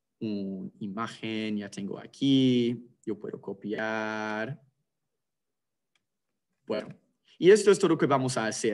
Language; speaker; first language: Spanish; non-native, fluent; English